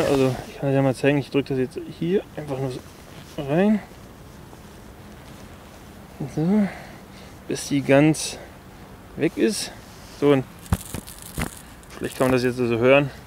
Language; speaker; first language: German; native; German